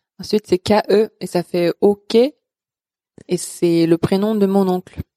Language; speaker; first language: French; non-native, fluent; Swedish